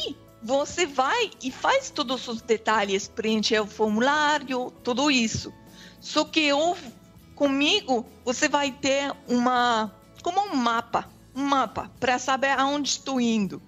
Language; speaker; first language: Portuguese; non-native, fluent; French